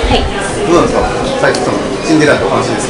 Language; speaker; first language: Japanese; native; Japanese